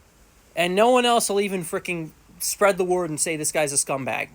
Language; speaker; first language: English; native; English